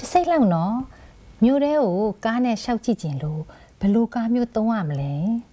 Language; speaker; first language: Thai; non-native, fluent; Burmese